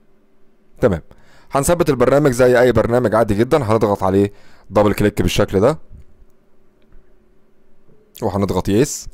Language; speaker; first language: Arabic; native; Arabic